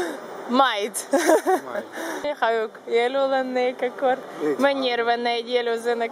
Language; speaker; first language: Hungarian; non-native, learner; Russian